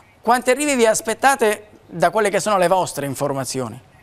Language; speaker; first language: Italian; native; Italian